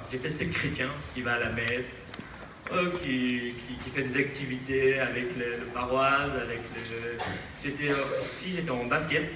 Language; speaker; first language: French; non-native, fluent; Aramaic